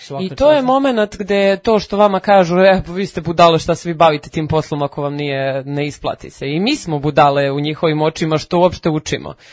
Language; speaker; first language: Serbian; native; Serbian